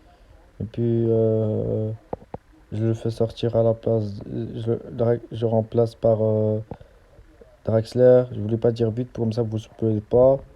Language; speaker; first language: French; native; French